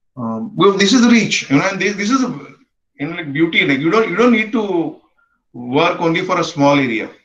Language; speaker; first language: English; non-native, local second language; Konkani